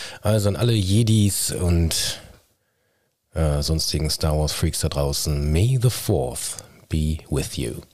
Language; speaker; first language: German; native; German